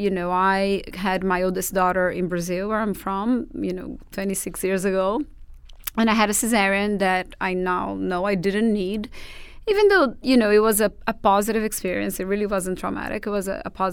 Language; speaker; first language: English; non-native, fluent; Portuguese